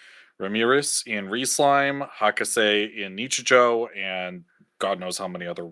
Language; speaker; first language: English; native; English